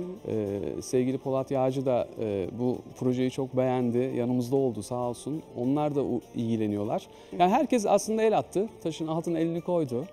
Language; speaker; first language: Turkish; native; Turkish